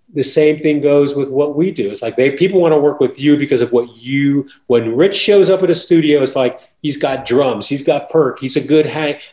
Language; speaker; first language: English; native; English